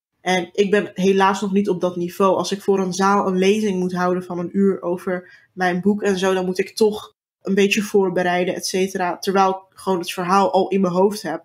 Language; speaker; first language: Dutch; early bilingual, other home language; Turkish